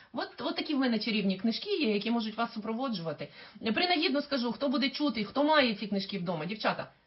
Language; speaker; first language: Ukrainian; non-native, local second language; Russian